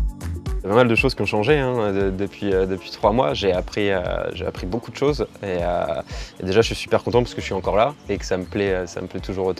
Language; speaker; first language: French; native; French